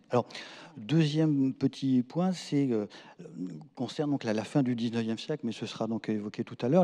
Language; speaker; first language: French; native; French